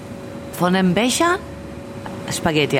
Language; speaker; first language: German; early bilingual, other home language; Albanian